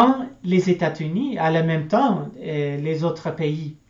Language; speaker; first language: French; non-native, learner; English